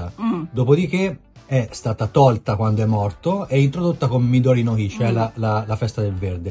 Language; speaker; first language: Italian; native; Italian